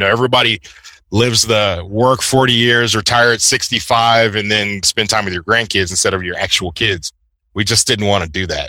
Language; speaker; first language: English; native; English